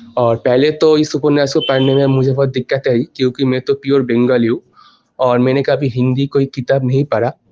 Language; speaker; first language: Hindi; non-native, local second language; Bangla